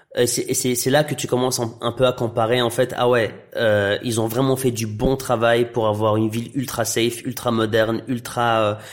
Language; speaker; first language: French; non-native, local second language; Arabic